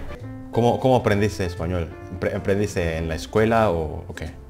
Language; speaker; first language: Spanish; non-native, learner; Indonesian